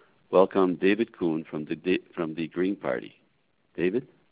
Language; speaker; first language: English; native; English